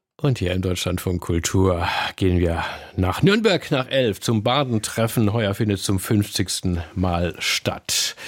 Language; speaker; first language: German; native; German